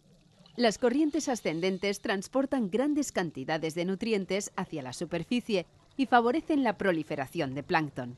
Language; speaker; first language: Spanish; native; Spanish